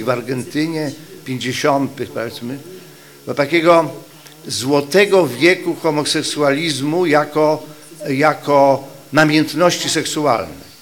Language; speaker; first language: Polish; native; Polish